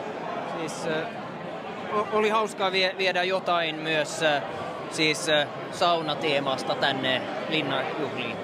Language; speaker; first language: Finnish; non-native, local second language; Swedish